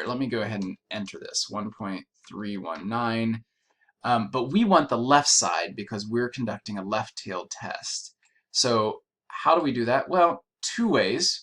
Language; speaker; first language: English; native; English